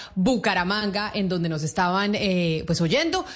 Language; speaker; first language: Spanish; native; Spanish